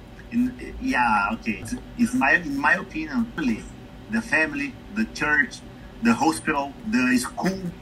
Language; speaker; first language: English; non-native, learner; Portuguese